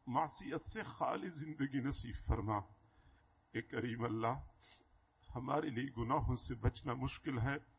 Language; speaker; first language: Urdu; non-native, local second language; Punjabi